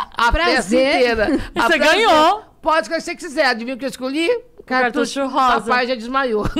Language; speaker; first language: Portuguese; native; Portuguese